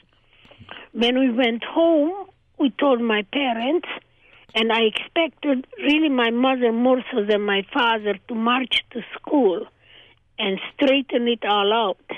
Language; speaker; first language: English; non-native, fluent; Hungarian